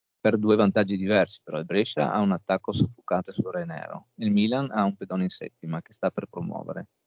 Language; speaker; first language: Italian; native; Italian